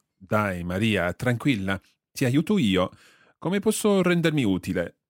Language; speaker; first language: Italian; non-native, fluent; English